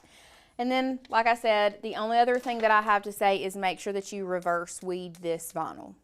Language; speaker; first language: English; native; English